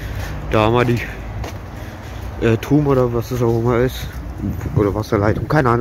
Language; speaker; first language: German; early bilingual, other home language; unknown